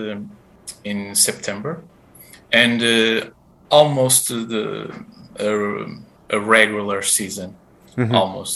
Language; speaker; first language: English; non-native, fluent; Portuguese